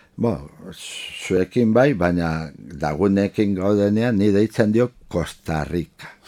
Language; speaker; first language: Basque; non-native, local second language; Spanish